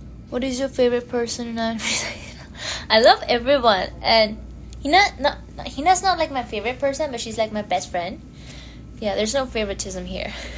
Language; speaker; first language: English; non-native, local second language; Hindi